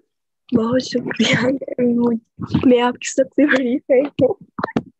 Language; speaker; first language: Hindi; early bilingual, heritage; Urdu